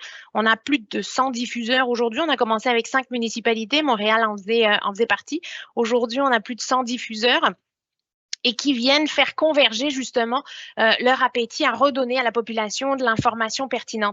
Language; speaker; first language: French; native; French